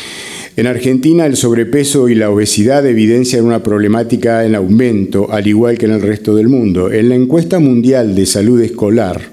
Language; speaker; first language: Spanish; native; Spanish